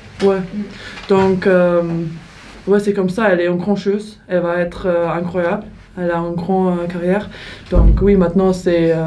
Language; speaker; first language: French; non-native, learner; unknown